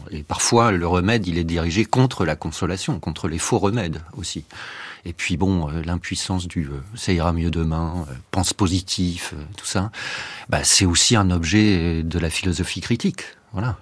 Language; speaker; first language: French; native; French